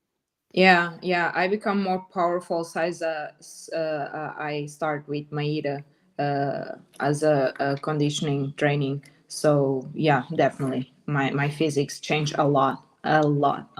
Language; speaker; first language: English; non-native, learner; Portuguese